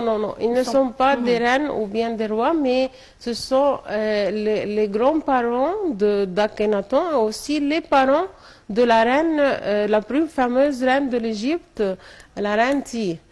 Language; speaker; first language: French; non-native, fluent; Arabic